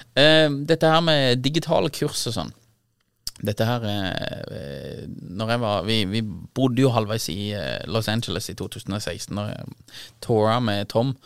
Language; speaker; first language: Norwegian; native; Norwegian